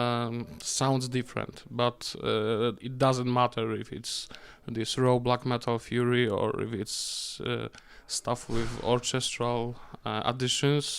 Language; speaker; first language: English; non-native, fluent; Polish